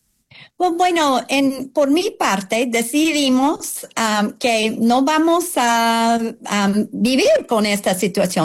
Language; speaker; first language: Spanish; non-native, fluent; English